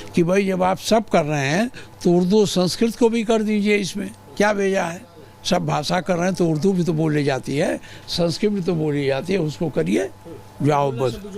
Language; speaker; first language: Hindi; native; Hindi